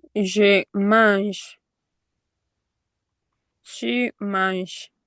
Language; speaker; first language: French; non-native, learner; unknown